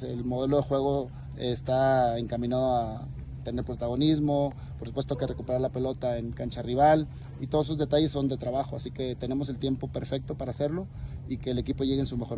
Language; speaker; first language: Spanish; native; Spanish